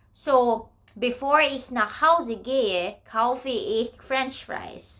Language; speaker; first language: German; non-native, learner; Filipino